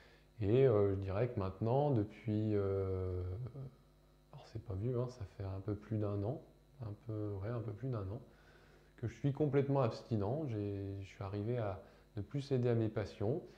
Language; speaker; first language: French; native; French